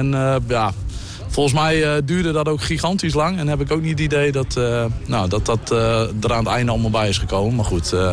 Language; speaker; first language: Dutch; native; Dutch